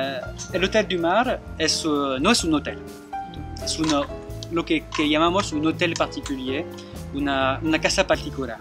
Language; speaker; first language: Spanish; non-native, fluent; French